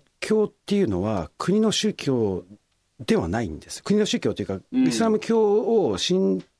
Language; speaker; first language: Japanese; native; Japanese